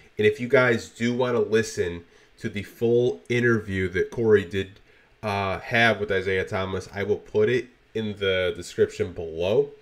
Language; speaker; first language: English; native; English